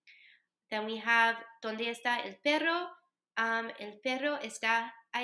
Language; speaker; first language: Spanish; non-native, learner; English